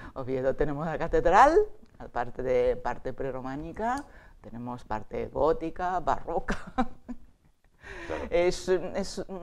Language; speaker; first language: Spanish; non-native, fluent; Japanese